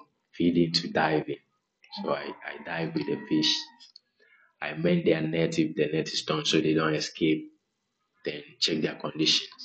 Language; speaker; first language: English; non-native, local second language; Ewe